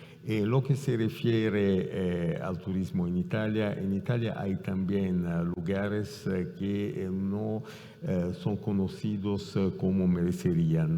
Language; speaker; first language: Spanish; non-native, fluent; Italian